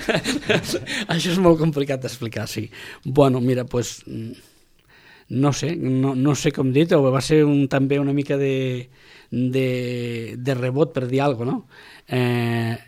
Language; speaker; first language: Catalan; non-native, local second language; Spanish